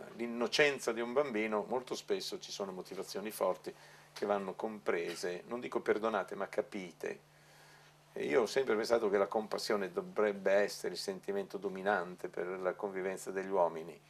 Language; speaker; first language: Italian; non-native, local second language; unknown